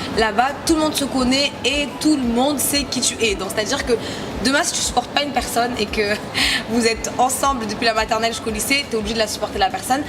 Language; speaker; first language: French; non-native, local second language; Ngazidja Comorian